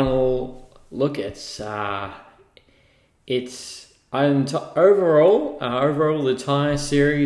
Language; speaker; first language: English; native; English